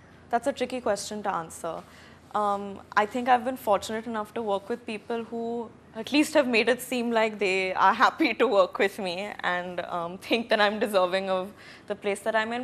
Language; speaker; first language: English; non-native, local second language; Hindi